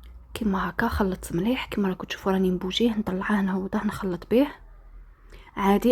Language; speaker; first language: Arabic; native; Arabic